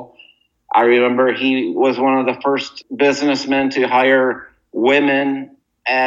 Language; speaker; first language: English; native; English